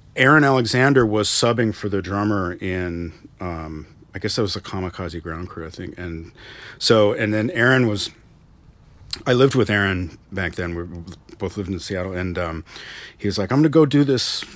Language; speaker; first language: English; native; English